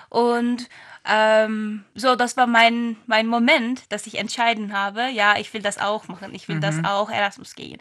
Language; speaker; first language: German; non-native, fluent; Turkish